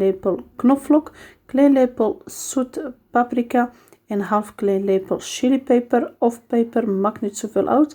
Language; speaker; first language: Dutch; non-native, learner; Arabic